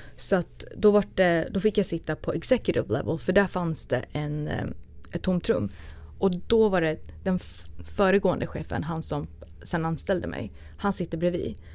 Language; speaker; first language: Swedish; early bilingual, other home language; Turoyo